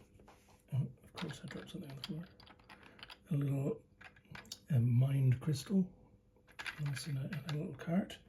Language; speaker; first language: English; native; English